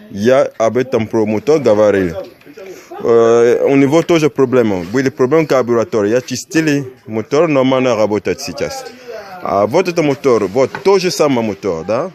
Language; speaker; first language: Russian; non-native, learner; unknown